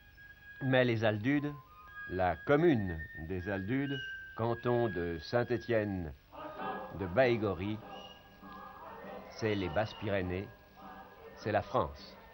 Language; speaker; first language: French; native; French